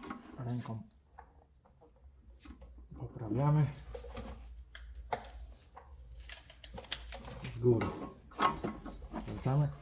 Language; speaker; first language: Polish; native; Polish